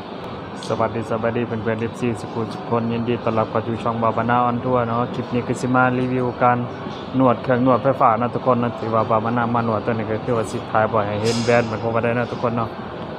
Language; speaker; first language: Thai; non-native, local second language; Northeastern Thai